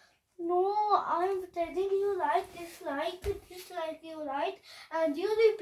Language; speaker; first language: English; non-native, learner; Hindi